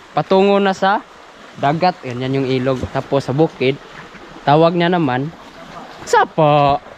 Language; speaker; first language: Filipino; non-native, local second language; Cebuano